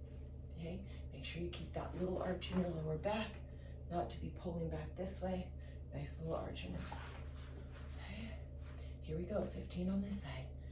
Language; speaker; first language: English; native; English